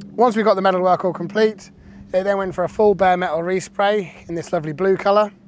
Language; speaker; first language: English; native; English